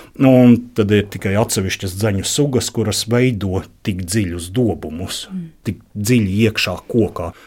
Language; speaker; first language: Latvian; native; Latvian